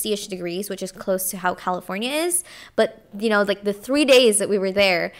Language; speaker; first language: English; non-native, local second language; Filipino